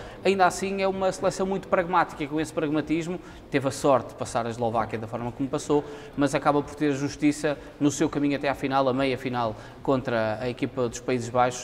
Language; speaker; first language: Portuguese; native; Portuguese